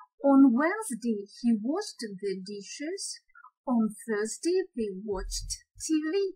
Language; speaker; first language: English; non-native, fluent; Ukrainian